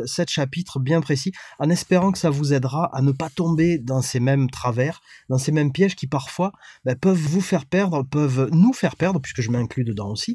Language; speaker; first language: French; native; French